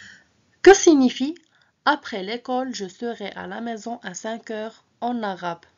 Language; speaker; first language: French; non-native, local second language; Arabic